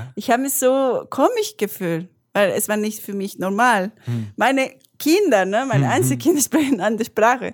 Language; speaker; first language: German; non-native, learner; Spanish